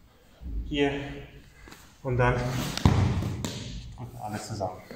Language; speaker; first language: German; non-native, fluent; English